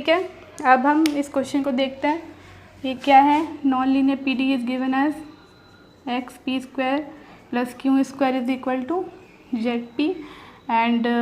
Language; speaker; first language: Hindi; native; Hindi